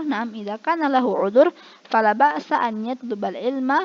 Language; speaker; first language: Arabic; non-native, fluent; Indonesian